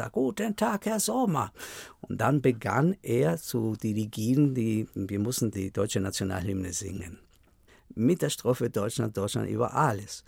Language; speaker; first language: German; non-native, fluent; Spanish